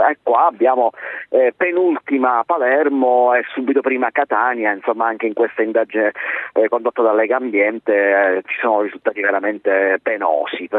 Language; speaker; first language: Italian; native; Italian